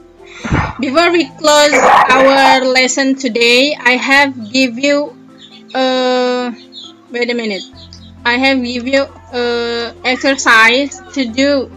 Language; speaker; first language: English; non-native, learner; Indonesian